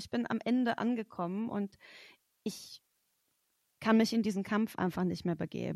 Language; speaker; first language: German; native; German